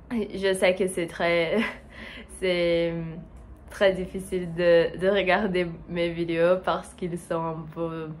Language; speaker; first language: French; non-native, learner; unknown